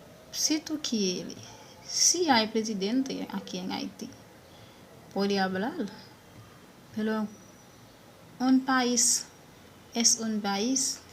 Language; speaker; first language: Spanish; non-native, learner; Haitian Creole